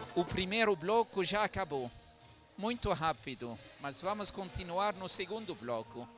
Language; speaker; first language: Portuguese; non-native, fluent; Arabic